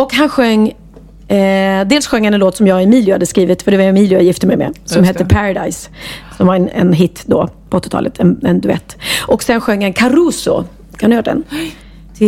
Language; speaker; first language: Swedish; native; Swedish